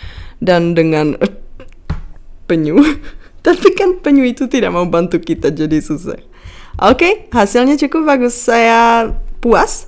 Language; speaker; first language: Indonesian; non-native, fluent; Czech